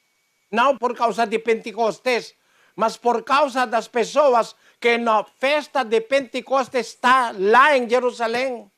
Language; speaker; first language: Portuguese; non-native, learner; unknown